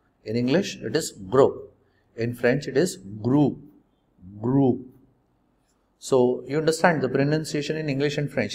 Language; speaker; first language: English; non-native, local second language; Hindi